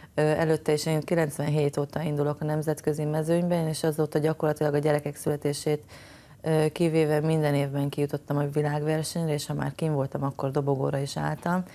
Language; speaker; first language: Hungarian; native; Hungarian